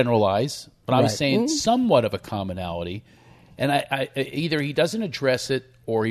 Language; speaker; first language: English; native; English